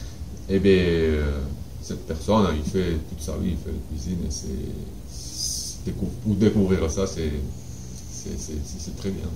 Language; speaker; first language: French; non-native, fluent; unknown